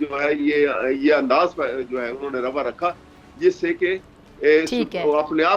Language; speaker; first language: Urdu; native; Urdu